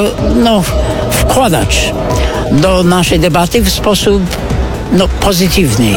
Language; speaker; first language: Polish; non-native, fluent; English